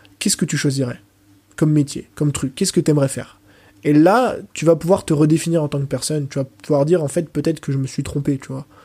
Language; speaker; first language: French; early bilingual, other home language; Portuguese